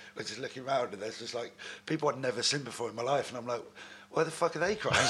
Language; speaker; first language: English; native; English